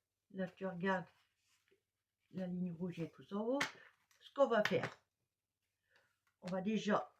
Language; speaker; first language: French; native; French